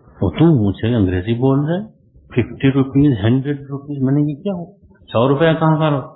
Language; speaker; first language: Urdu; non-native, local second language; Khowar